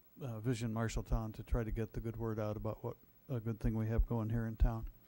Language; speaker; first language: English; native; English